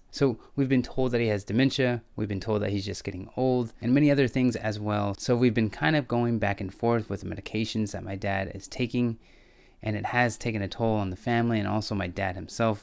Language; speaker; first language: English; native; English